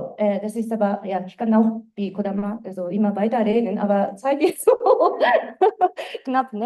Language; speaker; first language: German; non-native, fluent; Japanese